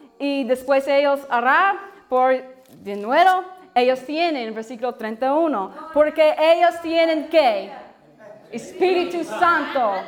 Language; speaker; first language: Spanish; non-native, learner; English